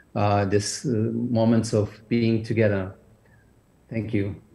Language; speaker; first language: English; non-native, fluent; Portuguese